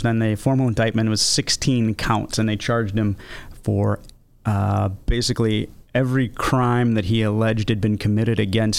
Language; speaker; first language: English; native; English